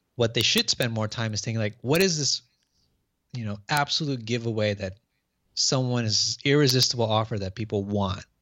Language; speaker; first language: English; native; English